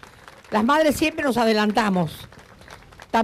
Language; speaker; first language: Spanish; native; Spanish